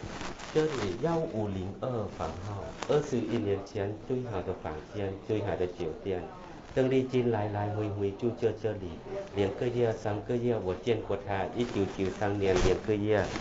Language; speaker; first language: Chinese; non-native, learner; Thai